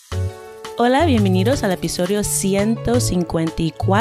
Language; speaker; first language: Spanish; non-native, fluent; English